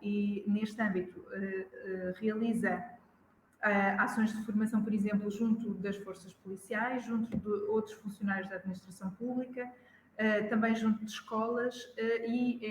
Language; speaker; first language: Portuguese; native; Portuguese